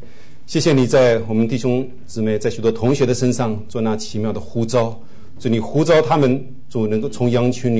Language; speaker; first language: Chinese; native; Chinese